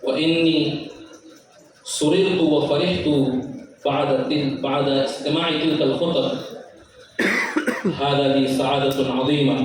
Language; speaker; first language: Arabic; non-native, fluent; Urdu